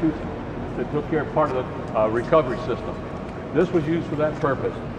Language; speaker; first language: English; native; English